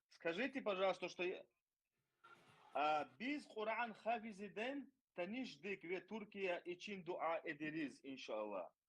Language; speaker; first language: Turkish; non-native, learner; Chechen